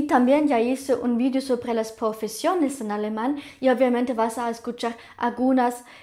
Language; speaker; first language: Spanish; non-native, fluent; German